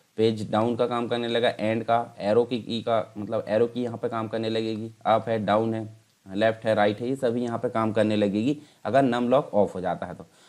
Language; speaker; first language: Hindi; native; Hindi